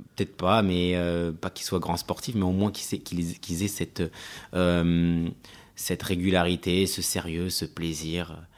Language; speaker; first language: French; early bilingual, other home language; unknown